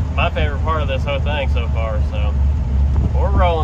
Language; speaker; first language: English; native; English